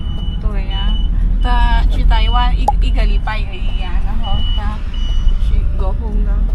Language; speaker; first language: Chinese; non-native, learner; Filipino